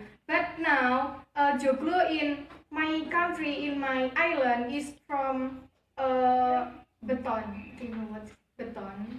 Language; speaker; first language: English; non-native, learner; Javanese